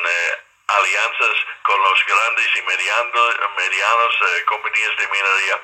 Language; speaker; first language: Spanish; non-native, fluent; English